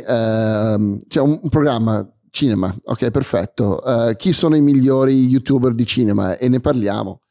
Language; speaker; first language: Italian; non-native, fluent; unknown